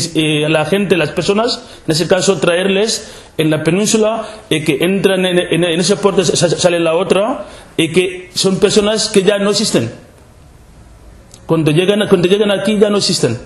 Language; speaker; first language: Spanish; non-native, local second language; Wolof